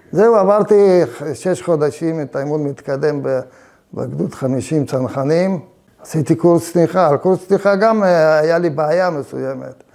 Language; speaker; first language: Hebrew; early bilingual, other home language; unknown